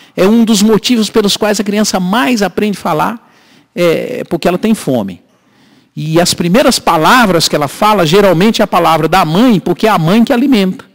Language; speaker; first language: Portuguese; native; Portuguese